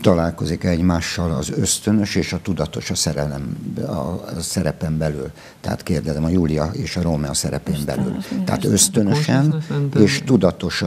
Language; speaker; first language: Hungarian; native; Hungarian